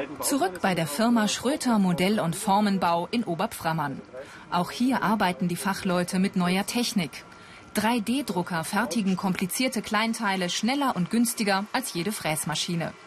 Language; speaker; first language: German; native; German